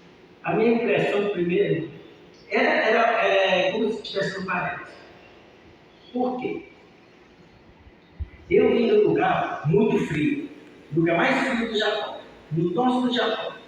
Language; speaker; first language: Portuguese; early bilingual, other home language; Japanese